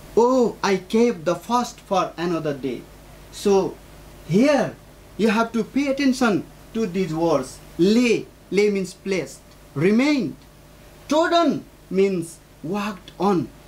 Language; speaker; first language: English; non-native, local second language; Nepali